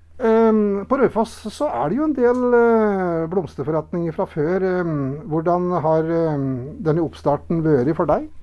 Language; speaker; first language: Norwegian; native; Norwegian